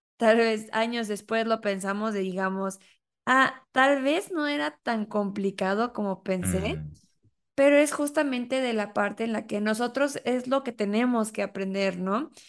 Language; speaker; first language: Spanish; native; Spanish